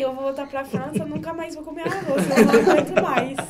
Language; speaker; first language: Portuguese; non-native, learner; French